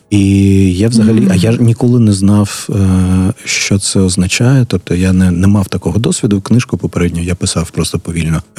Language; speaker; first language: Ukrainian; non-native, local second language; Russian